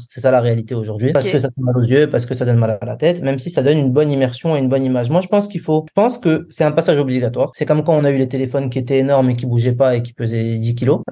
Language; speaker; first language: French; non-native, local second language; Arabic